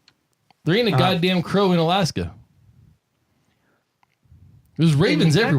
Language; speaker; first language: English; native; English